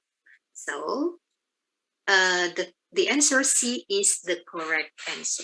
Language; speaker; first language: English; non-native, fluent; Indonesian